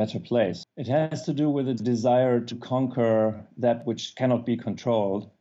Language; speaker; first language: English; non-native, fluent; German